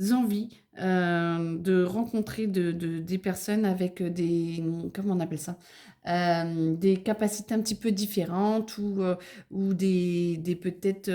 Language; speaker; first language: French; native; French